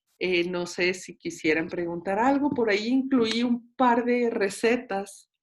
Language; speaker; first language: Spanish; native; Spanish